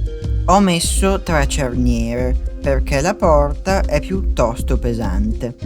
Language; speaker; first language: Italian; native; Italian